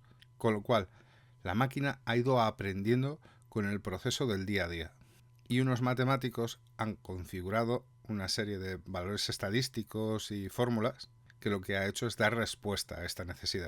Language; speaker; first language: Spanish; native; Spanish